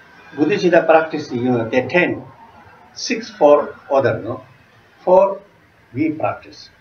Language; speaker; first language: English; non-native, learner; Tibetan